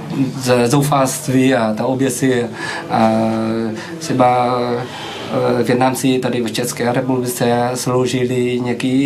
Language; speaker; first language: Czech; non-native, learner; Vietnamese